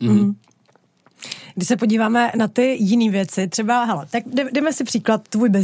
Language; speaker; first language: Czech; native; Czech